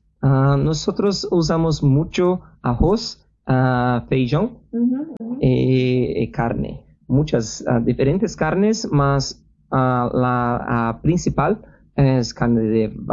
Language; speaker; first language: Spanish; non-native, learner; Portuguese